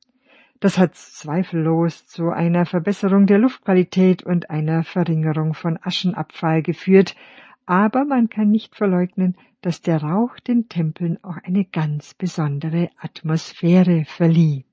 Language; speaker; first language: German; native; German